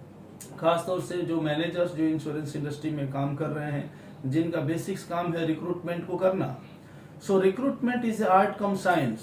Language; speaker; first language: Hindi; native; Hindi